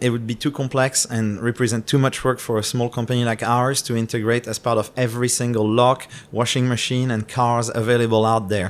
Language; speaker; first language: English; non-native, fluent; French